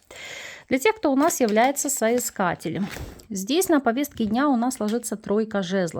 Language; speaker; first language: Russian; native; Russian